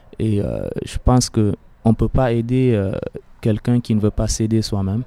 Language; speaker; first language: French; non-native, fluent; Arabic